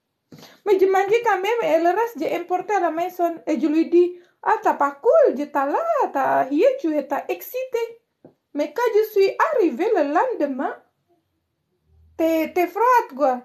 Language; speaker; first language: French; non-native, learner; Indonesian